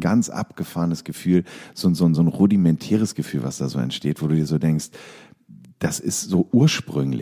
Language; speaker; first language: German; native; German